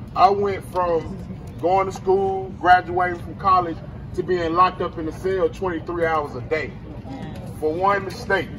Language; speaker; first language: English; native; English